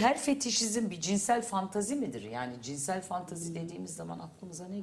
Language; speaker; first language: Turkish; native; Turkish